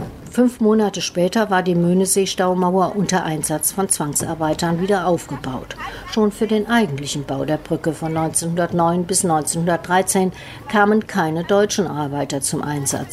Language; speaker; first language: German; native; German